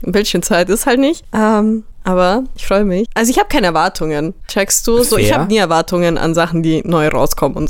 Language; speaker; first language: German; native; German